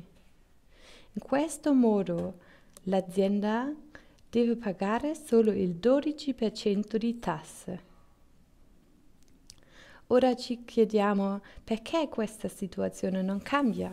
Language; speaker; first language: Italian; non-native, learner; German